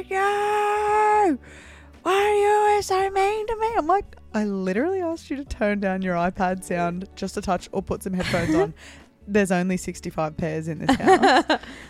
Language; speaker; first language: English; native; English